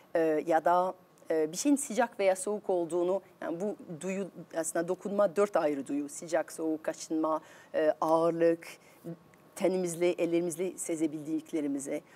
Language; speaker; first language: Turkish; non-native, fluent; French